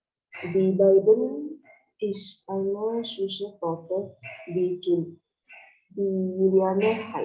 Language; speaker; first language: German; non-native, learner; Indonesian